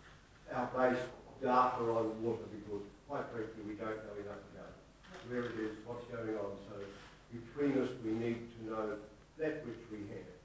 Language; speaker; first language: English; native; English